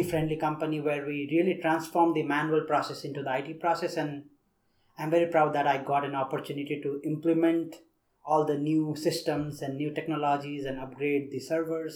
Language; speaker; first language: English; non-native, local second language; Nepali